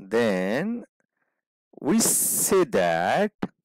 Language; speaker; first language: Hindi; non-native, local second language; Bangla